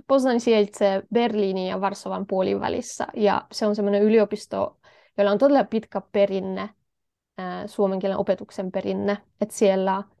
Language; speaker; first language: Finnish; non-native, fluent; Polish